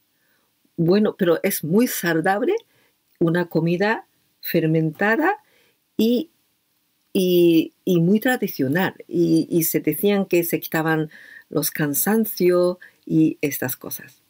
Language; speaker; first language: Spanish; non-native, fluent; Japanese